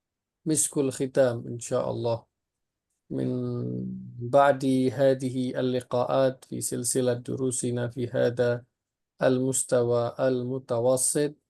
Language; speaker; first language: Arabic; non-native, fluent; Indonesian